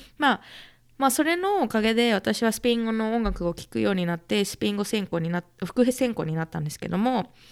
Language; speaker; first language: Japanese; native; Japanese